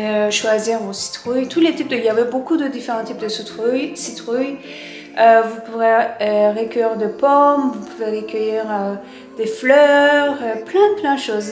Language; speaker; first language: French; non-native, fluent; Turkish